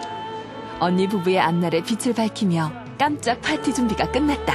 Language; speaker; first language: Korean; native; Korean